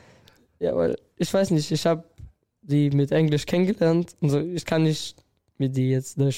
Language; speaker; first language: German; non-native, learner; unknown